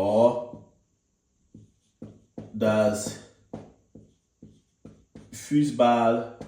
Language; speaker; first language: German; non-native, learner; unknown